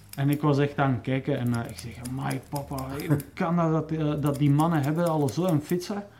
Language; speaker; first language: Dutch; non-native, fluent; Czech